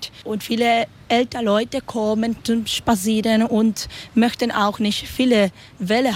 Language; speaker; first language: German; non-native, learner; Spanish